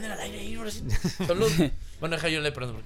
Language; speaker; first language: Spanish; native; Spanish